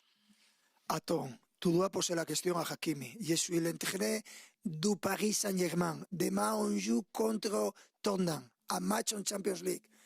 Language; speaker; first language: French; non-native, fluent; Spanish